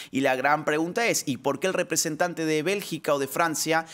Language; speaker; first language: Spanish; native; Spanish